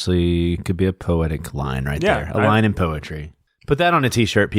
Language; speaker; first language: English; native; English